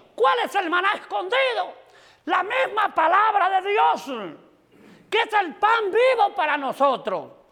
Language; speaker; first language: Spanish; native; Spanish